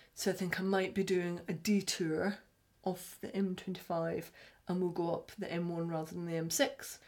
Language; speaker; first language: English; native; English